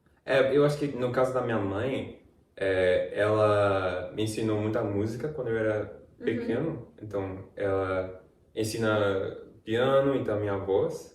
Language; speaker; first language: Portuguese; non-native, fluent; English